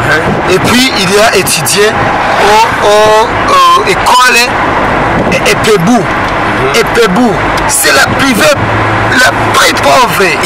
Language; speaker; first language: French; non-native, learner; Rundi